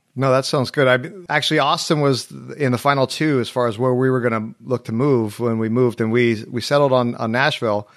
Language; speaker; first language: English; native; English